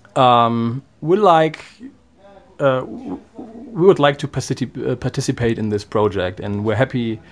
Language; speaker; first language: English; non-native, fluent; German